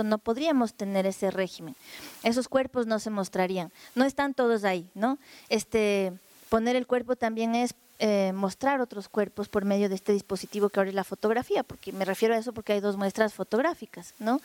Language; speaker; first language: Spanish; native; Spanish